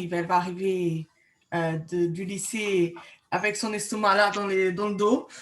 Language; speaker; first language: French; non-native, fluent; Portuguese